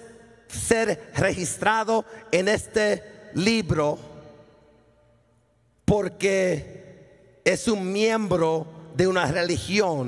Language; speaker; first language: Spanish; early bilingual, heritage; Spanish